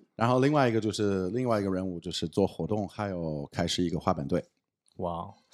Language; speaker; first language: Chinese; non-native, fluent; English